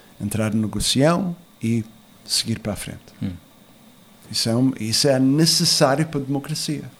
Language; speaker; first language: Portuguese; early bilingual, heritage; Portuguese